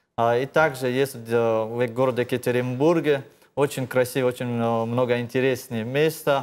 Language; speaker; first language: Russian; non-native, learner; Tajik